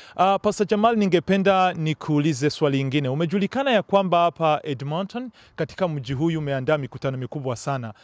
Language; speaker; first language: Swahili; non-native, local second language; Kinyarwanda